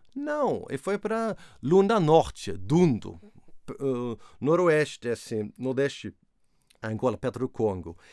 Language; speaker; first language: Portuguese; non-native, fluent; Swedish